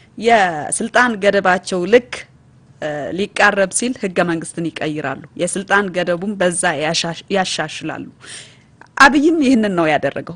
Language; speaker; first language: Amharic; non-native, local second language; Tigrinya